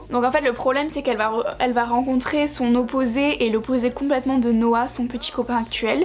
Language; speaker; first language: French; native; French